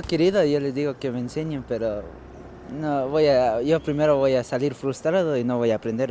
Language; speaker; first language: Spanish; non-native, learner; English